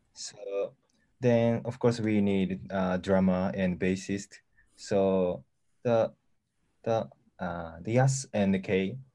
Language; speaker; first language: English; non-native, learner; Japanese